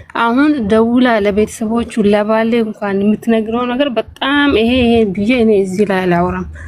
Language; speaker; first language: Amharic; non-native, local second language; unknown